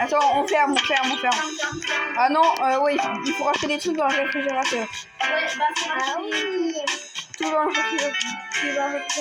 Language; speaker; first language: French; native; French